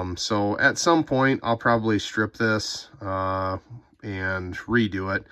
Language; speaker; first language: English; native; English